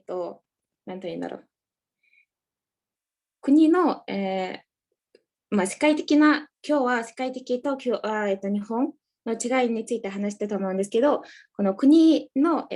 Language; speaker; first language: Japanese; non-native, fluent; Mongolian